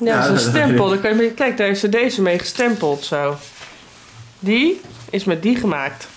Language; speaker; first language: Dutch; native; Dutch